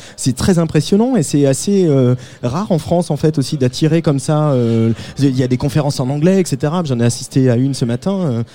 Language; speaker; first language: French; native; French